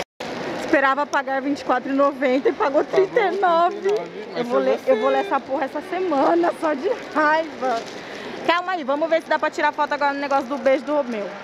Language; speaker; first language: Portuguese; native; Portuguese